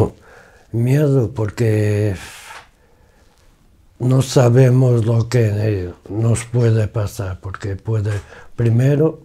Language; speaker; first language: Spanish; non-native, fluent; Portuguese